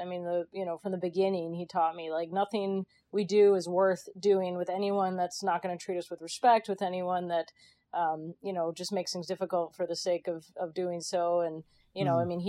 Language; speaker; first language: English; native; English